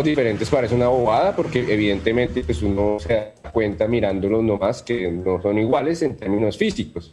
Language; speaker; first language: Spanish; native; Spanish